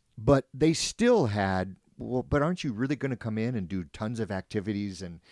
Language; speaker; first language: English; native; English